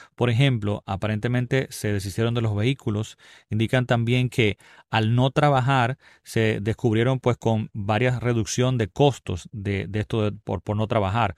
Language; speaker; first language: Spanish; native; Spanish